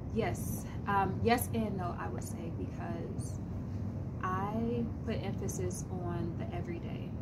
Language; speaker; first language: English; native; English